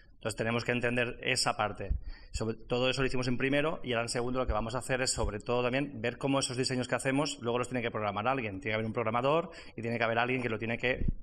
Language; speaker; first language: Spanish; non-native, fluent; French